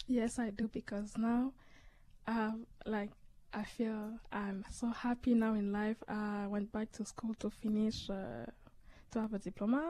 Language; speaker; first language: English; native; English